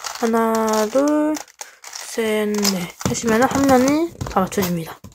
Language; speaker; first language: Korean; native; Korean